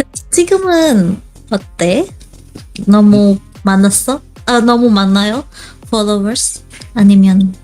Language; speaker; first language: Korean; non-native, learner; Indonesian